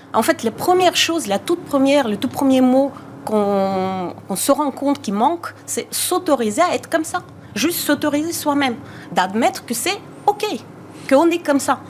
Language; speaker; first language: French; non-native, fluent; Bulgarian